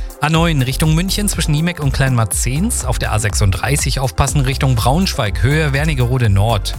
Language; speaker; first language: German; native; German